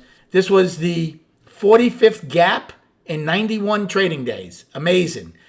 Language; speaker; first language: English; native; English